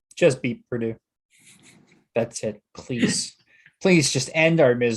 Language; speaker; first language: English; native; English